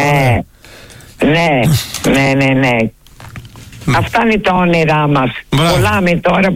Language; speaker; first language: Greek; early bilingual, heritage; Greek